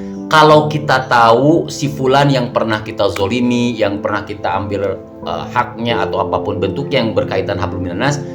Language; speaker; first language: Indonesian; native; Indonesian